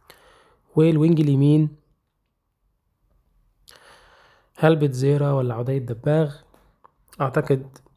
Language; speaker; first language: Arabic; native; Arabic